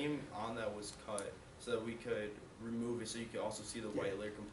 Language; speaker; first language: English; native; English